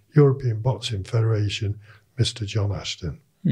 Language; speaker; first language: English; native; English